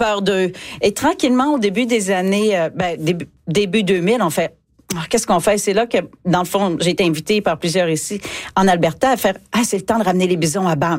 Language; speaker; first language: French; native; French